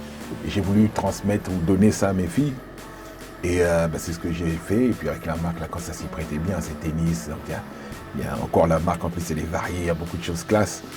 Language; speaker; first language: French; native; French